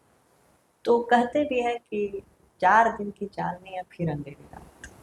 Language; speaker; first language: Hindi; native; Hindi